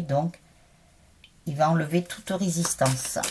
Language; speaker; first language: French; native; French